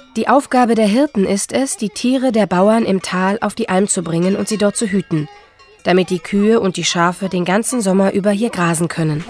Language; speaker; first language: German; native; German